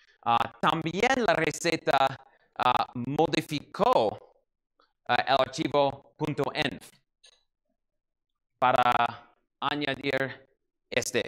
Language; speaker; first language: Spanish; non-native, learner; English